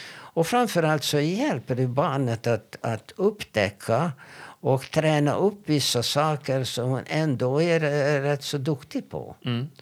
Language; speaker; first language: Swedish; non-native, fluent; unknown